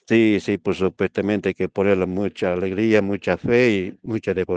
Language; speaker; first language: Spanish; native; Spanish